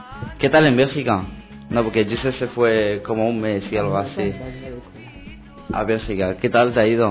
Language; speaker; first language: Spanish; early bilingual, other home language; Arabic